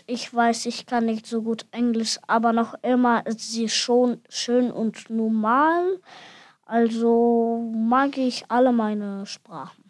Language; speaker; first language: German; non-native, learner; Ukrainian